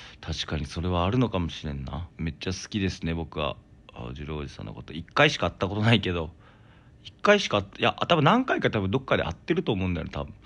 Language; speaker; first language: Japanese; native; Japanese